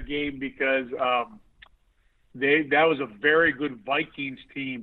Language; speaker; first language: English; native; English